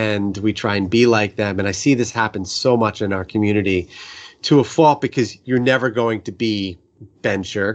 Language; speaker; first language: English; native; English